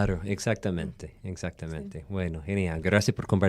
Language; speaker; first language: Spanish; non-native, fluent; English